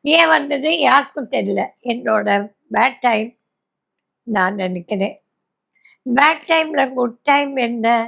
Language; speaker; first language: Tamil; native; Tamil